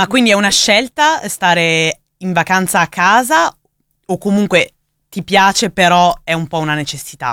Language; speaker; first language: Italian; native; Italian